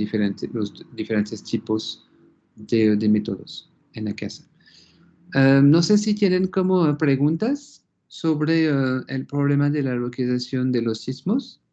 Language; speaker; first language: Spanish; non-native, fluent; French